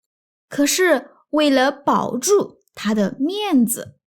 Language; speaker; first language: Chinese; native; Chinese